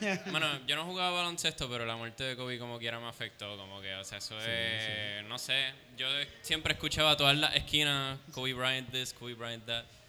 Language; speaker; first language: Spanish; early bilingual, heritage; Spanish